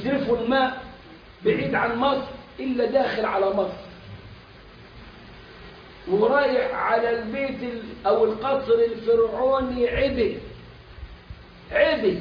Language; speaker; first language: Arabic; native; Arabic